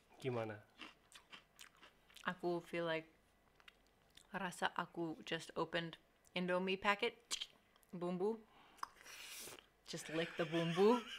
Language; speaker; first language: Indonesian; non-native, learner; English